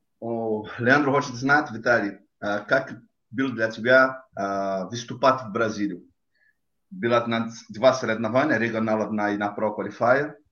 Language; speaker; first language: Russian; non-native, learner; Portuguese